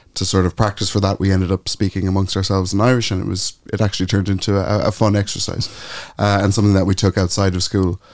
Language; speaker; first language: English; native; English